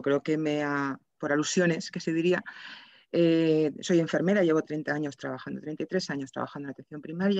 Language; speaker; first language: Spanish; native; Spanish